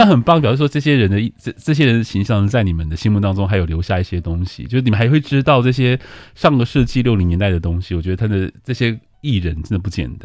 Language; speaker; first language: Chinese; native; Chinese